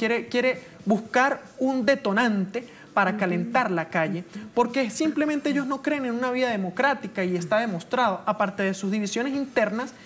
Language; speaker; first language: Spanish; native; Spanish